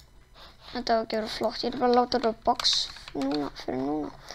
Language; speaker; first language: Icelandic; non-native, learner; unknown